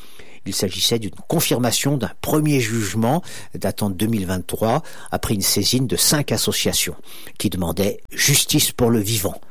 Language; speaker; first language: French; native; French